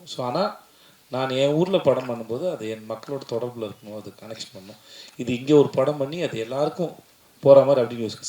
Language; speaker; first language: Tamil; native; Tamil